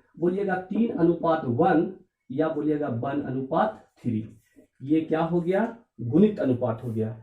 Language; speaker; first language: Hindi; native; Hindi